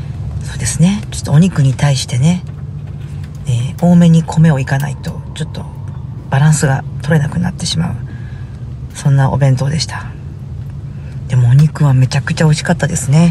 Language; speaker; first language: Japanese; native; Japanese